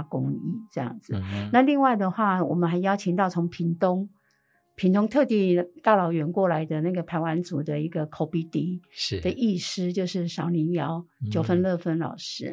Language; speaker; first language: Chinese; native; Chinese